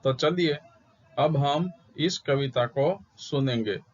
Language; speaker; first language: Hindi; non-native, local second language; Gujarati